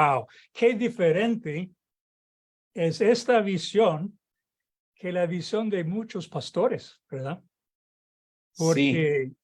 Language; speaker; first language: Spanish; non-native, fluent; English